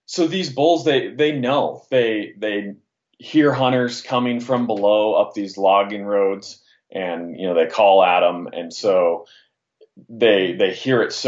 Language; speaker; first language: English; native; English